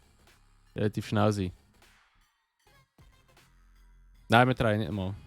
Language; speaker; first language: German; native; German